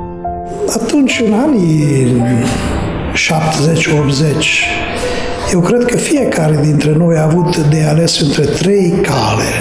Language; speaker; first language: Romanian; non-native, fluent; Hungarian